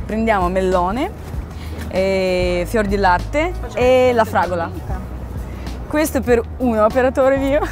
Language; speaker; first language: Italian; non-native, fluent; Russian